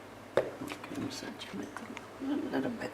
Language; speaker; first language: English; non-native, learner; Italian